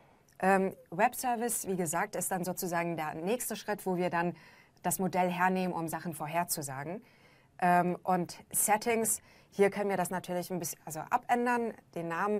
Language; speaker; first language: German; native; German